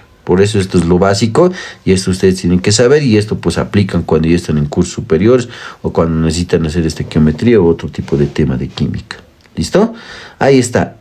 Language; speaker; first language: Spanish; native; Spanish